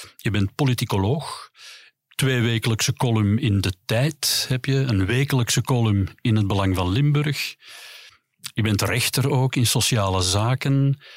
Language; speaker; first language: Dutch; native; Dutch